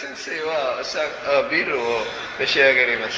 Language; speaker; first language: Japanese; non-native, learner; Cebuano